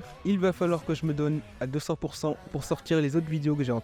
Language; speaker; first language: French; native; French